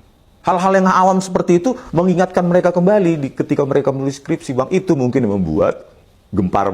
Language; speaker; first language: Indonesian; native; Indonesian